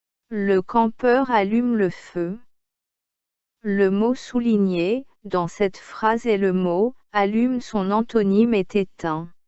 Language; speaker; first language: French; non-native, local second language; Arabic